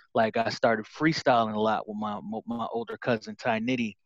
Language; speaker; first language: English; native; English